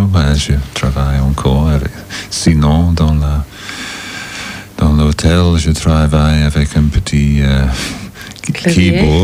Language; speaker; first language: French; non-native, learner; English